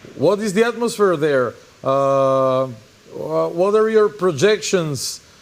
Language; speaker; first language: English; non-native, fluent; Macedonian